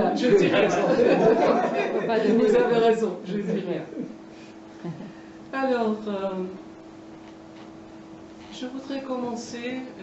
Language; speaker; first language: French; non-native, fluent; Persian